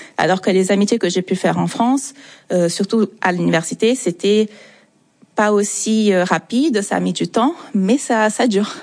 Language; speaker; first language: French; non-native, fluent; Portuguese